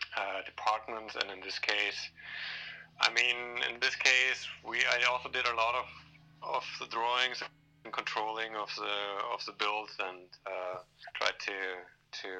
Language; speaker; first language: English; non-native, fluent; Danish